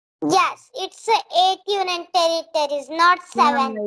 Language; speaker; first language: English; non-native, learner; Marathi